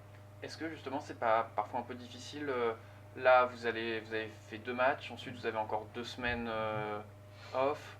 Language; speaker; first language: French; native; French